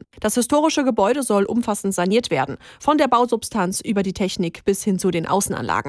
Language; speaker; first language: German; native; German